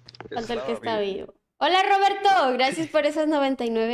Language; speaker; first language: Spanish; native; Spanish